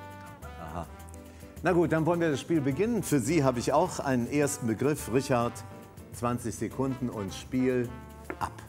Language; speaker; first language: German; native; German